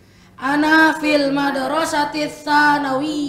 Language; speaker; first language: Arabic; non-native, learner; Indonesian